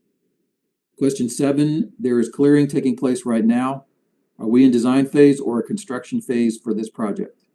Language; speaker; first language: English; native; English